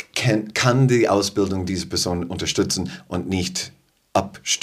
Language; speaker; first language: German; non-native, fluent; English